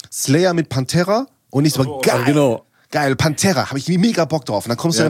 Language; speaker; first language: German; native; German